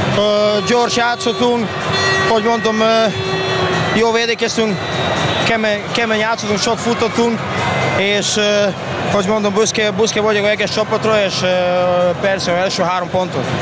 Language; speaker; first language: Hungarian; non-native, learner; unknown